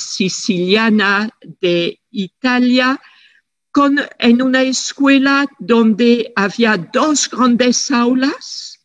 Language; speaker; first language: Spanish; non-native, fluent; French